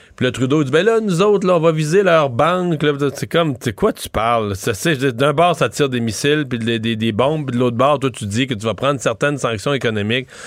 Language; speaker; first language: French; native; French